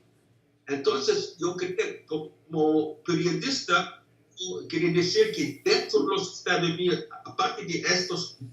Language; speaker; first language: Spanish; non-native, fluent; English